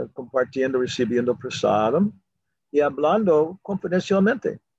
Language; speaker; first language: Spanish; non-native, fluent; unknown